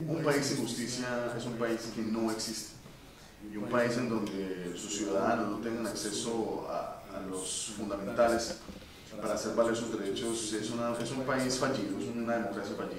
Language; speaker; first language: Spanish; native; Spanish